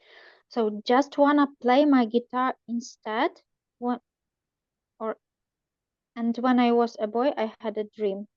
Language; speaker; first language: English; non-native, learner; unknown